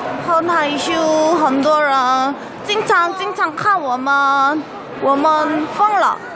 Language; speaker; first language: Chinese; non-native, learner; Korean